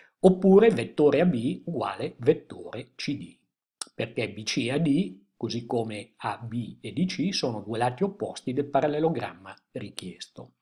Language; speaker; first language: Italian; native; Italian